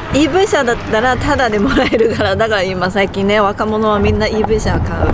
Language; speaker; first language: Japanese; non-native, fluent; Chinese